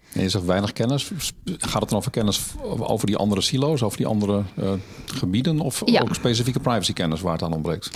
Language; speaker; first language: Dutch; native; Dutch